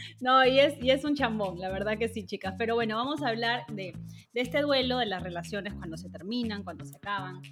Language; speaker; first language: Spanish; native; Spanish